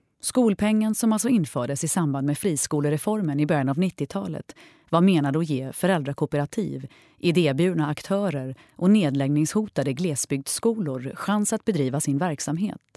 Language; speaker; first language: Swedish; native; Swedish